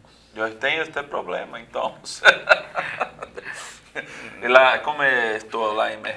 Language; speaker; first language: Spanish; non-native, learner; Portuguese